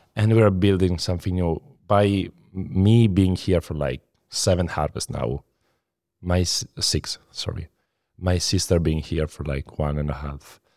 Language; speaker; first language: English; non-native, fluent; Italian